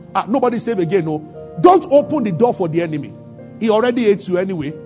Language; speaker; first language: English; non-native, local second language; Yoruba